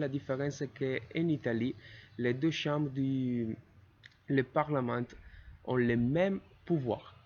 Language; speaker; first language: French; non-native, learner; Italian